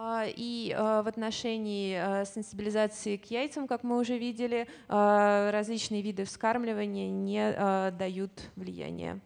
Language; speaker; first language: Russian; native; Russian